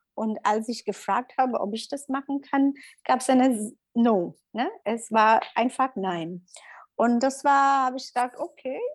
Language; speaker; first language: German; non-native, learner; Tamil